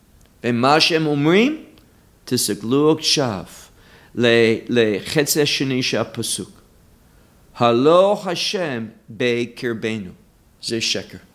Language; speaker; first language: Hebrew; non-native, fluent; English